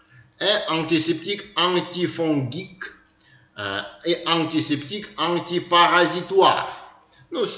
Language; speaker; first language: French; non-native, learner; Ukrainian